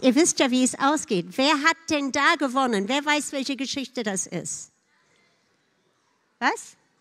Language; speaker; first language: German; non-native, fluent; English